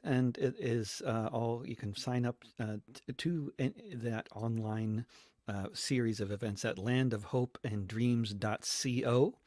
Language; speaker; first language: English; native; English